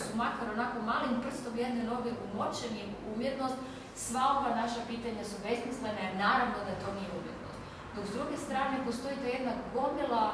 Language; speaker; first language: Croatian; native; Croatian